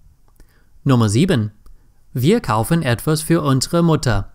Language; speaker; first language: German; non-native, fluent; English